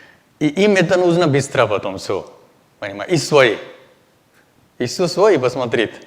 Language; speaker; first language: Russian; non-native, learner; Hindi